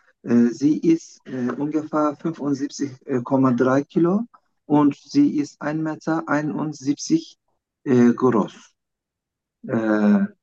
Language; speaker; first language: German; non-native, learner; Turkish